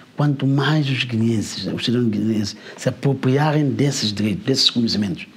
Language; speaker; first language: Portuguese; non-native, local second language; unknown